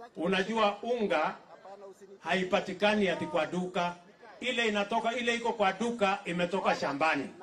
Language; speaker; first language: Swahili; non-native, local second language; Kalenjin